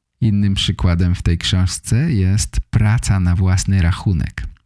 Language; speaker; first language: Polish; native; Polish